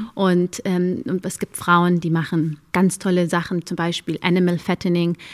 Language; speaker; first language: German; early bilingual, other home language; Amharic